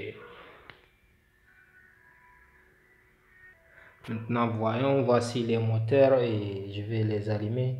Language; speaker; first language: French; non-native, local second language; Fula